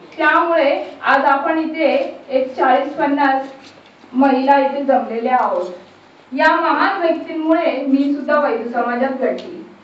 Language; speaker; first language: Marathi; non-native, local second language; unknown